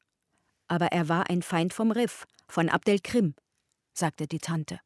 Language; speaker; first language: German; native; German